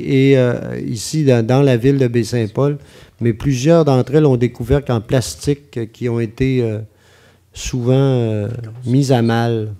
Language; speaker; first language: French; native; French